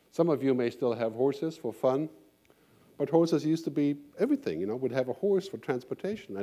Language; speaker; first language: English; non-native, fluent; German